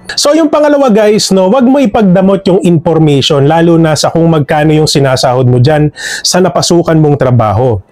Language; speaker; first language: Filipino; native; Filipino